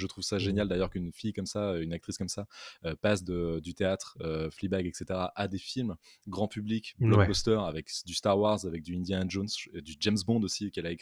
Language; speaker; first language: French; native; French